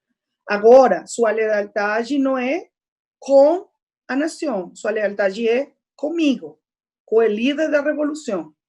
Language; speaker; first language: Portuguese; non-native, fluent; Spanish